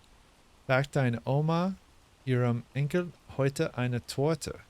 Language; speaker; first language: German; non-native, learner; English